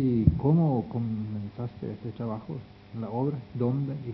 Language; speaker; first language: Spanish; non-native, fluent; Norwegian